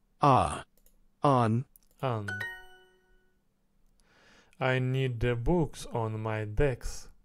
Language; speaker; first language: English; non-native, learner; Russian